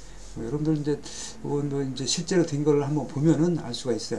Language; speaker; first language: Korean; native; Korean